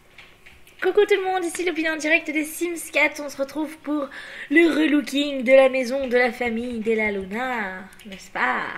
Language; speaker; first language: French; native; French